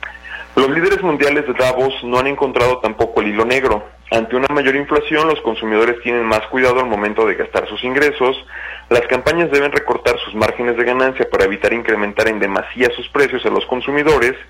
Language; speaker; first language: Spanish; native; Spanish